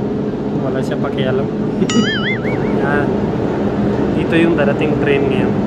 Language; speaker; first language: Filipino; non-native, learner; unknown